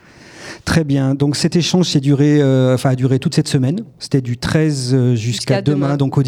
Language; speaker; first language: French; native; French